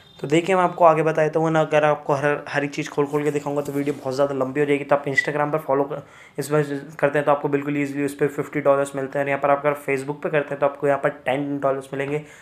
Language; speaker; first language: Hindi; native; Hindi